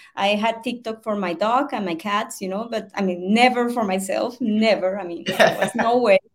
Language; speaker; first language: English; non-native, fluent; Spanish